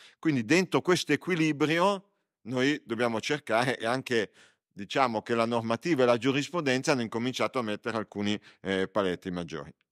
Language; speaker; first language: Italian; native; Italian